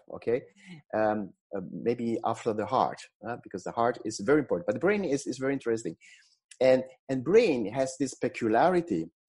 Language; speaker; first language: English; non-native, fluent; Italian